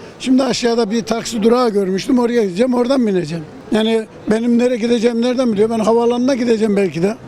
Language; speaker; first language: Turkish; native; Turkish